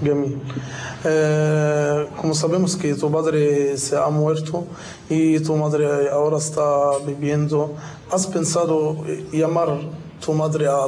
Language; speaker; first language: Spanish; non-native, fluent; Arabic